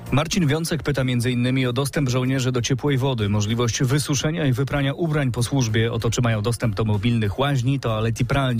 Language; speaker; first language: Polish; native; Polish